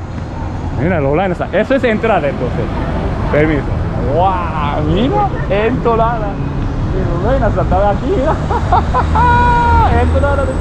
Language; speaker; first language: Spanish; non-native, learner; Japanese